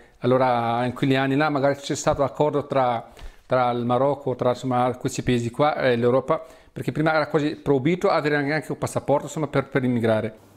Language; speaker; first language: Italian; non-native, fluent; Arabic